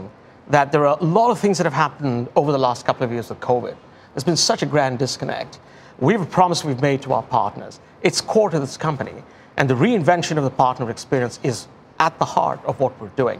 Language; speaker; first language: English; non-native, local second language; Tamil